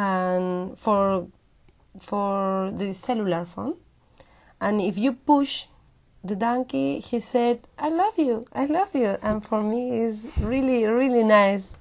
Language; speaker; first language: English; non-native, learner; Spanish